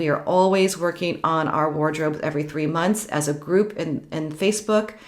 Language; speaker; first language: English; native; English